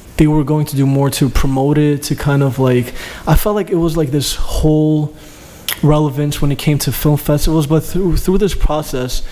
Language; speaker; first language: English; early bilingual, other home language; Albanian